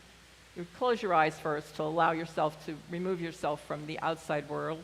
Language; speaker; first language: English; native; English